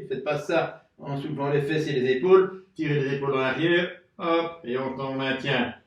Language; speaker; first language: French; native; French